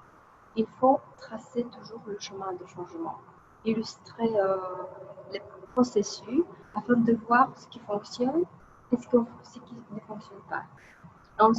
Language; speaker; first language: French; non-native, fluent; Polish